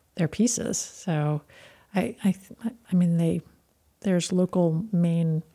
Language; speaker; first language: English; native; English